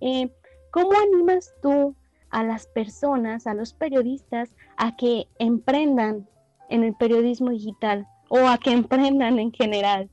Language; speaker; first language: Spanish; native; Spanish